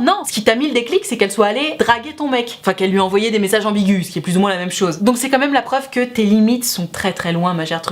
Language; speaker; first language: French; native; French